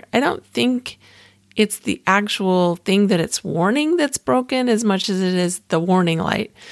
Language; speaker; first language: English; native; English